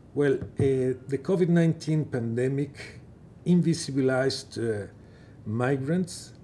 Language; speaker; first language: English; non-native, fluent; Persian